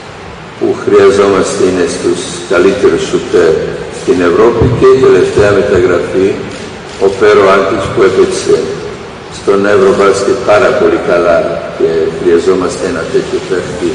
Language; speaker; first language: Greek; non-native, fluent; Serbian